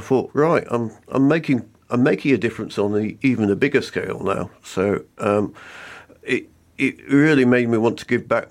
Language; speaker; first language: English; native; English